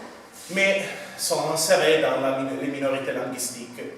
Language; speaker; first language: French; non-native, fluent; Italian